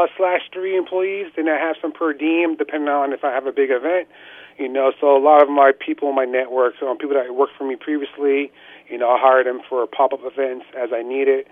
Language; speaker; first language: English; native; English